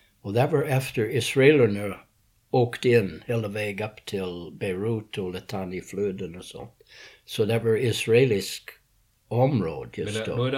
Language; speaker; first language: Swedish; non-native, fluent; English